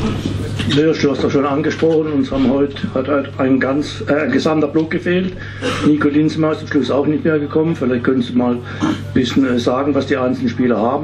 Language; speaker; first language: German; native; German